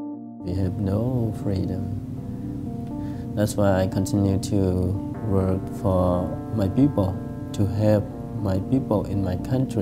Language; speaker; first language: English; non-native, learner; Khmer